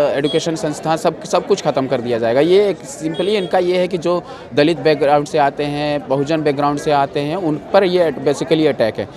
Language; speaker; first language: Hindi; native; Hindi